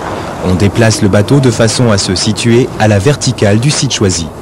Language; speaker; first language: French; native; French